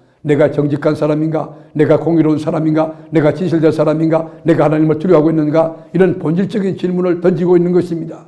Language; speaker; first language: Korean; native; Korean